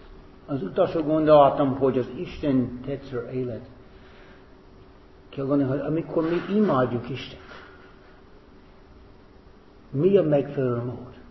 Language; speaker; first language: Hungarian; non-native, fluent; English